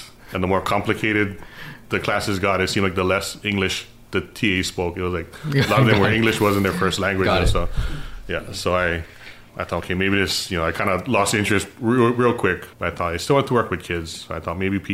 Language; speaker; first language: English; native; English